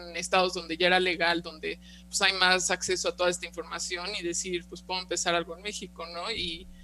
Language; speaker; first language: Spanish; native; Spanish